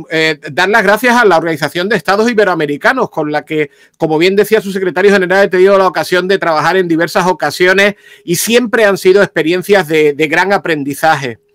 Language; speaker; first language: Spanish; native; Spanish